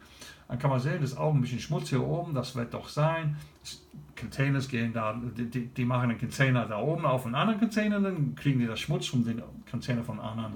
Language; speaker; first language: German; non-native, learner; English